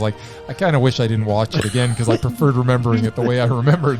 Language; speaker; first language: English; native; English